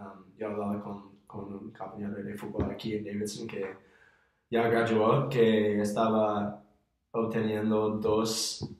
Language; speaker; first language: Spanish; non-native, fluent; English